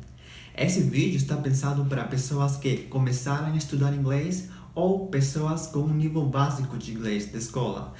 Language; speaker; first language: Portuguese; non-native, fluent; Spanish